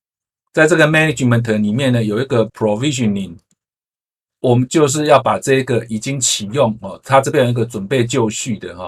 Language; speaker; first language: Chinese; native; Chinese